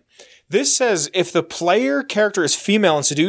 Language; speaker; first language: English; native; English